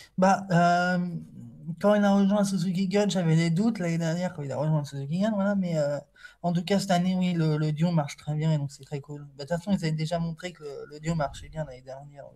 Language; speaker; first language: French; native; French